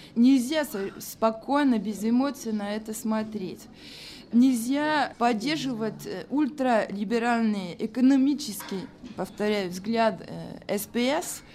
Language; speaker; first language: Russian; non-native, fluent; French